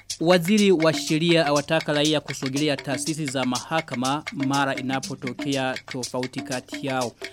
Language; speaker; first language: Swahili; non-native, local second language; Rundi